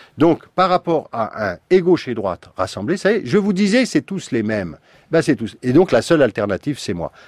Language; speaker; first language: French; native; French